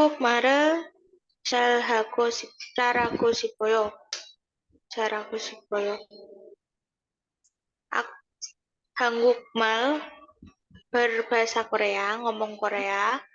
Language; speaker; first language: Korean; non-native, learner; Indonesian